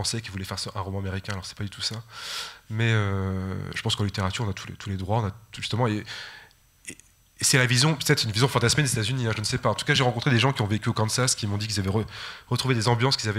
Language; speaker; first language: French; native; French